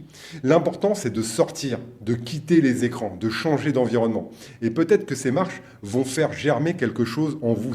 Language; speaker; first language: French; native; French